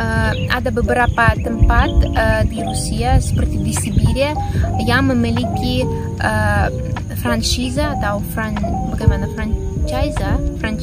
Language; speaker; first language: Indonesian; non-native, fluent; Russian